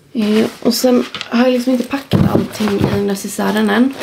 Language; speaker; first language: Swedish; native; Swedish